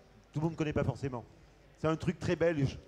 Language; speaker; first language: French; native; French